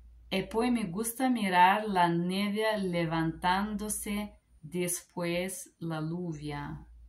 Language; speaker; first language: Spanish; non-native, learner; Macedonian